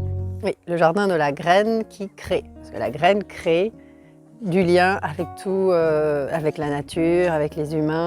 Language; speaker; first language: French; native; French